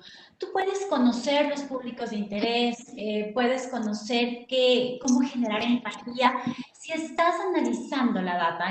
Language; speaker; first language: Spanish; native; Spanish